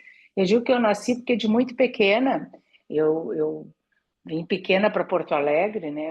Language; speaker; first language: Portuguese; native; Portuguese